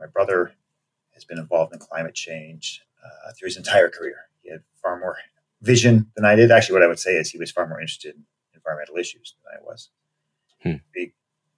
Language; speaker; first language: English; native; English